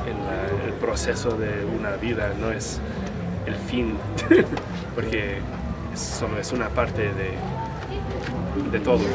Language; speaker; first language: Spanish; non-native, fluent; English